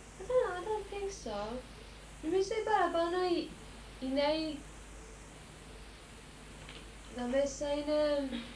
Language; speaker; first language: English; early bilingual, other home language; Greek